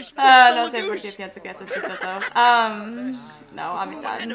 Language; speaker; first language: Spanish; non-native, learner; English